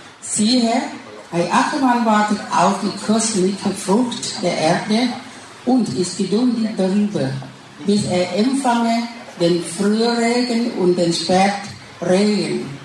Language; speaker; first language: German; non-native, learner; Thai